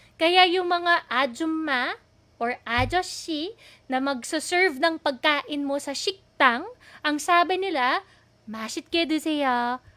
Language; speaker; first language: Filipino; native; Filipino